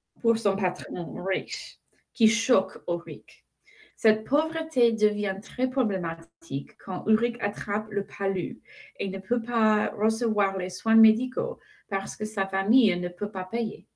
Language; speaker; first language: French; non-native, fluent; English